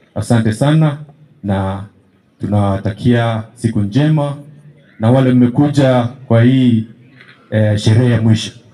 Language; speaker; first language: Swahili; non-native, local second language; Gusii